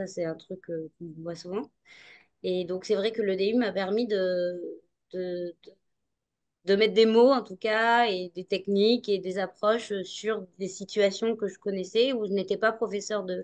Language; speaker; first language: French; native; French